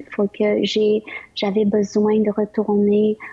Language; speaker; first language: French; early bilingual, other home language; Vietnamese